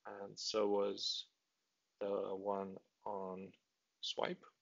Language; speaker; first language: English; non-native, fluent; Romanian